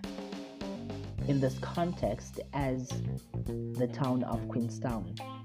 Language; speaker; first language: English; non-native, local second language; Xhosa